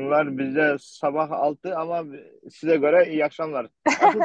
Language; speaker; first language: Turkish; non-native, learner; Kyrgyz